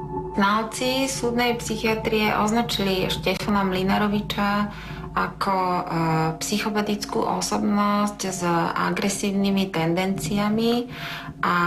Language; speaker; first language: Slovak; native; Slovak